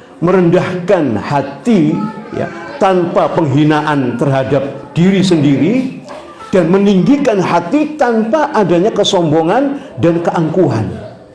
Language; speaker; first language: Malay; non-native, local second language; Javanese